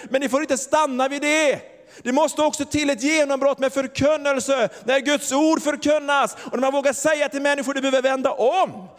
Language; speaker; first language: Swedish; native; Swedish